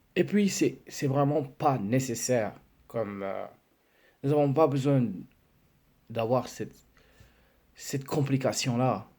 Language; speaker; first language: French; non-native, local second language; Wolof